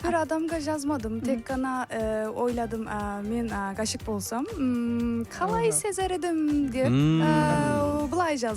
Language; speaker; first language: Kazakh; non-native, learner; Turkish